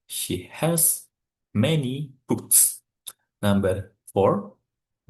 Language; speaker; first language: English; non-native, fluent; Indonesian